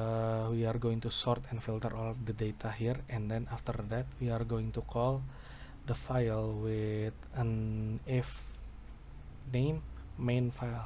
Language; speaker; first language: English; non-native, local second language; Indonesian